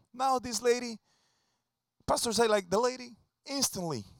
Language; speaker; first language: English; non-native, fluent; Spanish